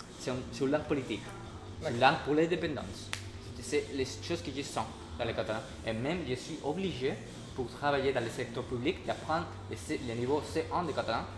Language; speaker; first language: French; non-native, learner; Spanish